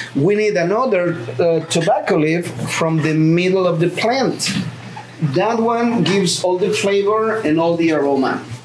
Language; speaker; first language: English; non-native, fluent; Spanish